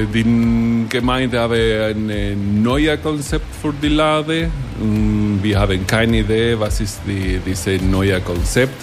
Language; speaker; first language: German; non-native, learner; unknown